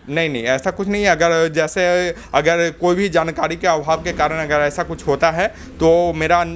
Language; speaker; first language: Hindi; native; Hindi